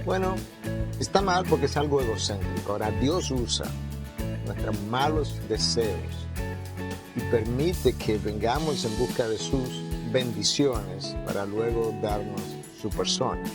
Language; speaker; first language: Spanish; native; Spanish